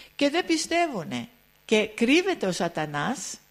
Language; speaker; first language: Greek; early bilingual, heritage; Greek